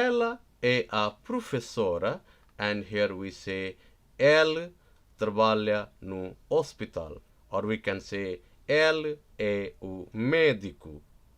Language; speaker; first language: Portuguese; non-native, learner; Nepali